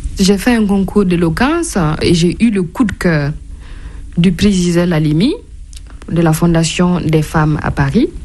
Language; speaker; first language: French; non-native, local second language; Mossi